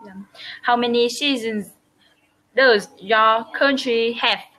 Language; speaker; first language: English; non-native, learner; Vietnamese